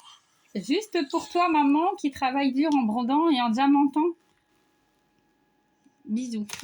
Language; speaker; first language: French; native; French